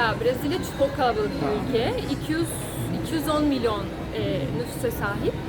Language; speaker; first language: Turkish; non-native, fluent; Portuguese